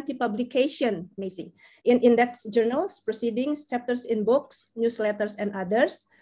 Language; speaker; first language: English; non-native, fluent; Indonesian